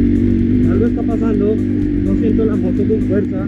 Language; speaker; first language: Spanish; native; Spanish